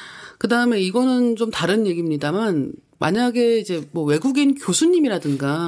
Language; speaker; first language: Korean; native; Korean